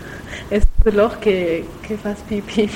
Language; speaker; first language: Spanish; non-native, learner; German